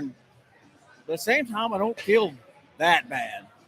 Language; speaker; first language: English; native; English